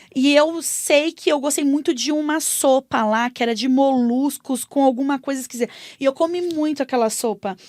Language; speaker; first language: Portuguese; native; Portuguese